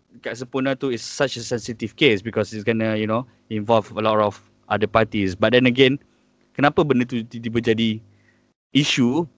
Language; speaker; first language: English; non-native, local second language; Malay